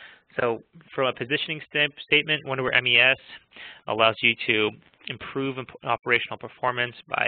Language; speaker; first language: English; native; English